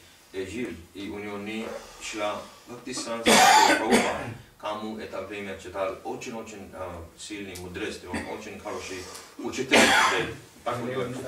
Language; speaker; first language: Russian; non-native, learner; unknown